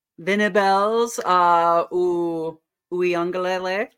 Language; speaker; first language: French; non-native, learner; English